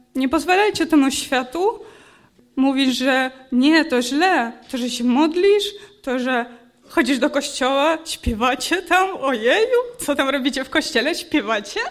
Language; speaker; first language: Polish; non-native, fluent; Ukrainian